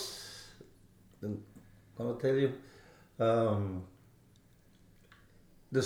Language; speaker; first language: English; non-native, fluent; Spanish